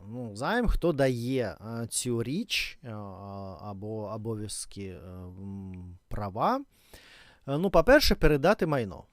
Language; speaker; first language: Ukrainian; non-native, learner; Russian